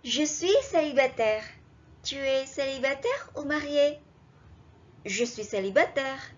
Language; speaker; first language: French; non-native, fluent; Indonesian